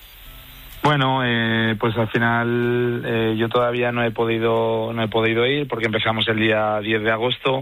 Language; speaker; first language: Spanish; native; Spanish